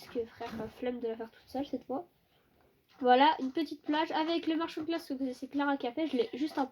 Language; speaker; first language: French; native; French